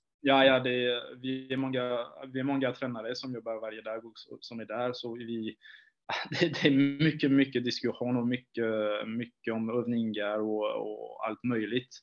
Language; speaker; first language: Swedish; non-native, fluent; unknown